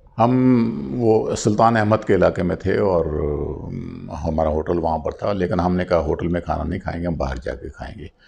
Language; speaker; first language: Urdu; non-native, local second language; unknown